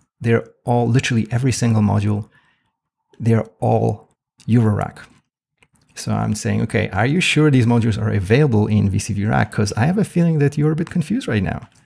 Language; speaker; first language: English; non-native, fluent; Polish